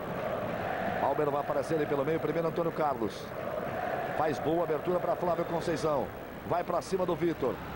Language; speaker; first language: Portuguese; native; Portuguese